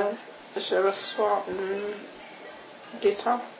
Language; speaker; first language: French; non-native, learner; English